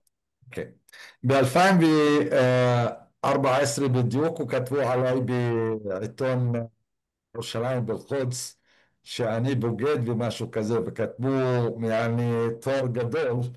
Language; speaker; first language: Hebrew; non-native, local second language; Arabic